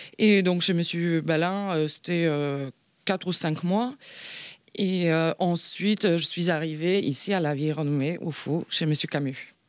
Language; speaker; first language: French; non-native, fluent; Polish